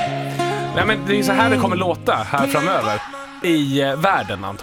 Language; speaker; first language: Swedish; native; Swedish